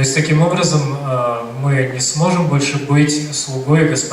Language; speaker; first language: Russian; native; Russian